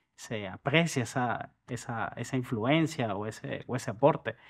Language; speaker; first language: Spanish; native; Spanish